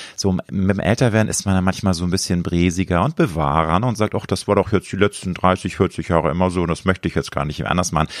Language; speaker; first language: German; native; German